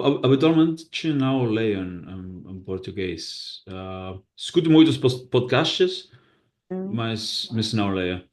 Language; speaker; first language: Portuguese; non-native, fluent; Basque